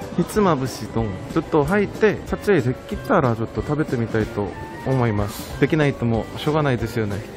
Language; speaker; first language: Japanese; non-native, fluent; Korean